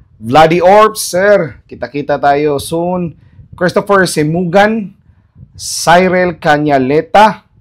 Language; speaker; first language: Filipino; non-native, local second language; Cebuano